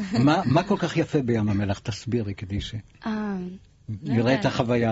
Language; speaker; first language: Hebrew; native; Hebrew